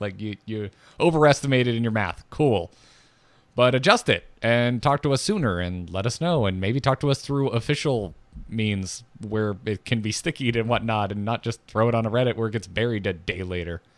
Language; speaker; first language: English; native; English